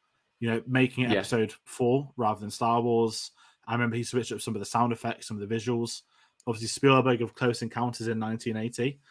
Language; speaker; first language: English; native; English